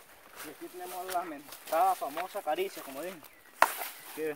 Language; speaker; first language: Spanish; native; Spanish